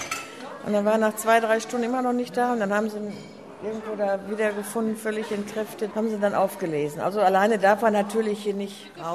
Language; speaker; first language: German; native; German